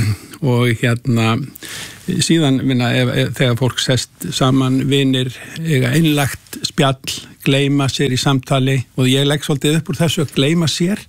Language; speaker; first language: Icelandic; native; Icelandic